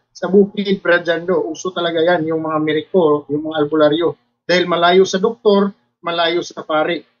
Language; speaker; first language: Filipino; non-native, local second language; Cebuano